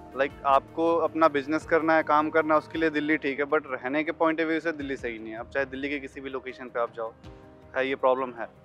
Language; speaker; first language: Hindi; native; Hindi